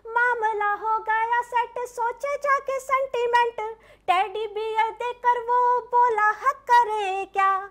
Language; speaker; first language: Hindi; native; Hindi